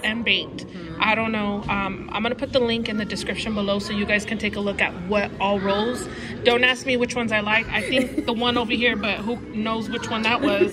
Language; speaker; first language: English; early bilingual, other home language; Spanish